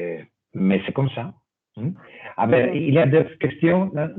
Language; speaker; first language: French; non-native, fluent; Spanish